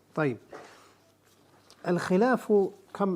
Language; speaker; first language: Arabic; non-native, fluent; English